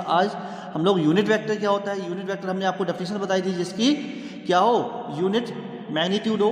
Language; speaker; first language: Hindi; native; Hindi